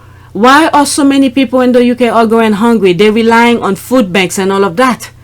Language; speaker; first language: English; non-native, fluent; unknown